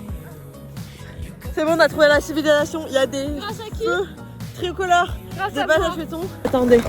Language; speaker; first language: French; native; French